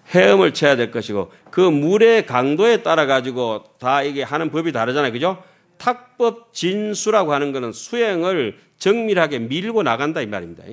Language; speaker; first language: Korean; native; Korean